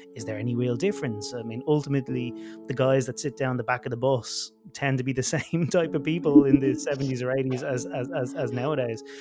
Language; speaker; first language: English; native; English